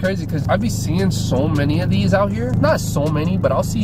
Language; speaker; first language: English; native; English